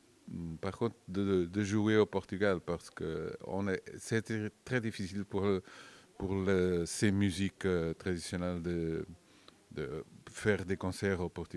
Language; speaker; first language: French; non-native, fluent; Portuguese